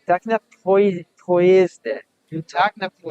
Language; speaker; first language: Russian; non-native, learner; English